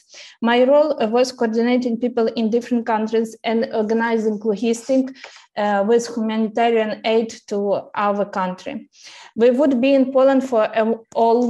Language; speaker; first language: English; non-native, fluent; Ukrainian